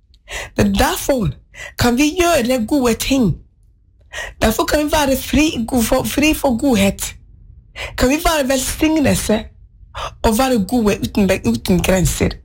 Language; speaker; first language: Norwegian; non-native, fluent; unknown